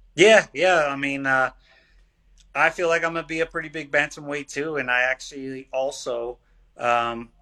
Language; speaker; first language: English; native; English